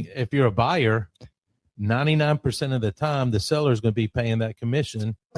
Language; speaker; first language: English; native; English